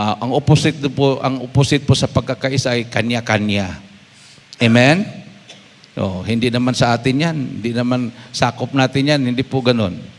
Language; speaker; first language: Filipino; non-native, local second language; Cebuano